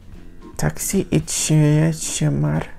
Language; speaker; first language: Turkish; non-native, learner; Portuguese